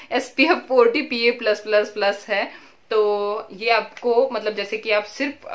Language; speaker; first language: Hindi; native; Hindi